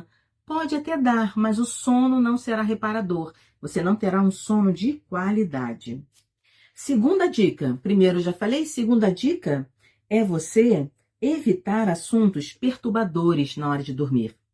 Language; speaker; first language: Portuguese; native; Portuguese